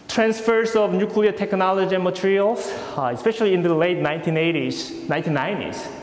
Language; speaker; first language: English; non-native, fluent; Korean